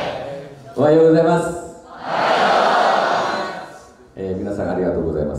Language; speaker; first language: Indonesian; native; Indonesian